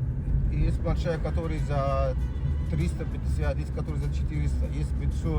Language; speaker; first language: Russian; non-native, learner; Arabic